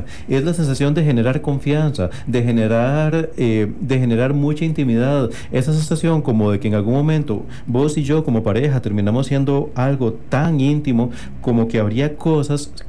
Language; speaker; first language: Spanish; native; Spanish